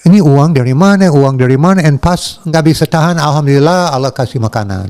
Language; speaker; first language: Indonesian; non-native, learner; English